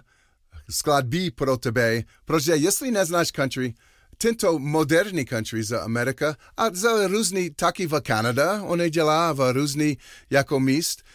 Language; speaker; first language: Czech; non-native, learner; English